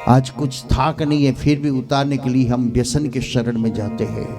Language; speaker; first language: Hindi; non-native, local second language; Gujarati